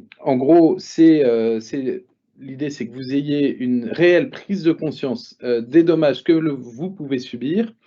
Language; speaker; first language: French; native; French